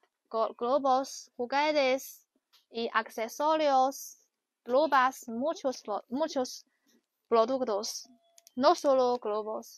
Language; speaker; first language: Spanish; non-native, learner; Chinese